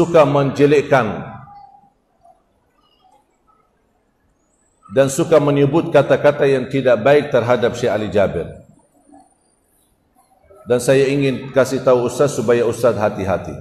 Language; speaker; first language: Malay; non-native, fluent; Arabic